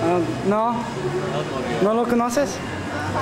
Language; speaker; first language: Spanish; non-native, learner; English